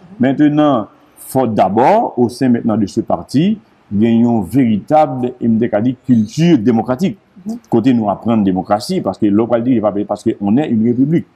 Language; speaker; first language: French; non-native, local second language; Haitian Creole